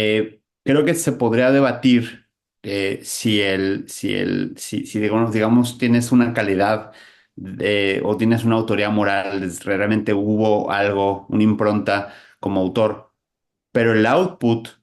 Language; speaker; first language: Spanish; native; Spanish